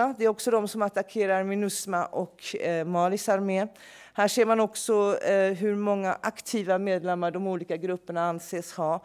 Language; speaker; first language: Swedish; non-native, fluent; English